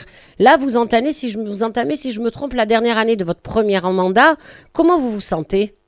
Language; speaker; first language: French; native; French